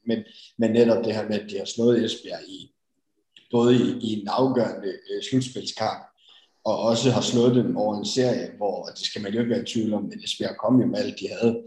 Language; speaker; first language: Danish; native; Danish